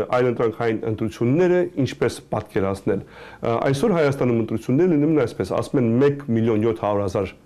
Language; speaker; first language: Armenian; early bilingual, heritage; Armenian